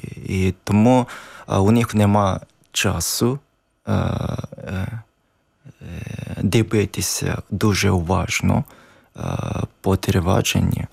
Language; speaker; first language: Ukrainian; non-native, learner; Japanese